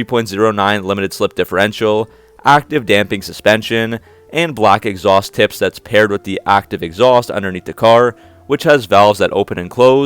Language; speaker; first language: English; native; English